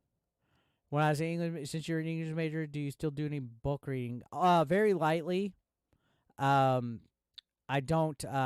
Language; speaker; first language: English; native; English